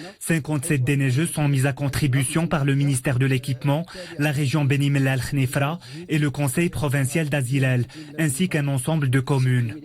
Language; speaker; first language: French; non-native, local second language; Arabic